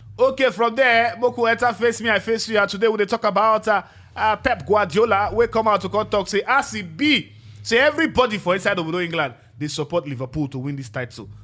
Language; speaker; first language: Nigerian Pidgin; native; Nigerian Pidgin